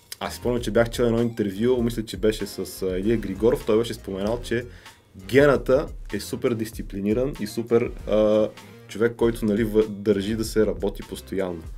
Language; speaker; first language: Bulgarian; native; Bulgarian